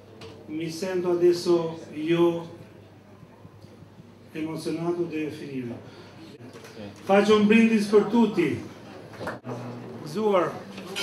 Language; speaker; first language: Italian; non-native, fluent; Albanian